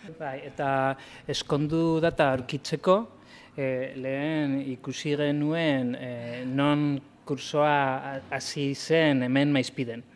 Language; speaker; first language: Basque; non-native, local second language; Spanish